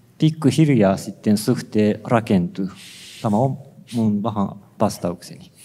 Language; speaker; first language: Finnish; non-native, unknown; Japanese